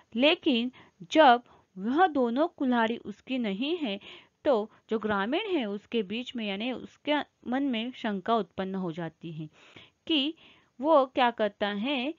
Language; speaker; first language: Hindi; non-native, local second language; Marathi